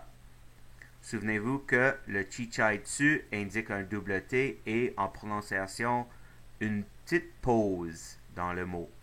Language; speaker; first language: French; non-native, fluent; English